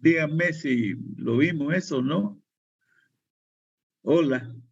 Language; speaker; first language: Spanish; native; Spanish